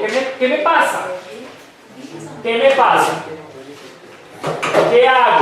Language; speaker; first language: Spanish; native; Spanish